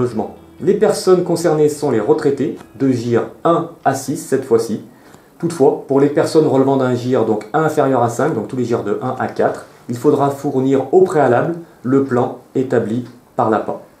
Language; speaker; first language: French; native; French